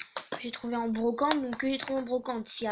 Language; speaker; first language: French; native; French